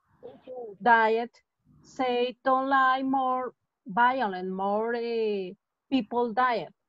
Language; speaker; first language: English; non-native, learner; Spanish